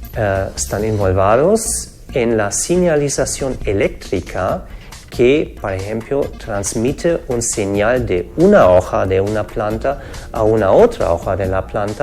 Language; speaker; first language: Spanish; non-native, fluent; German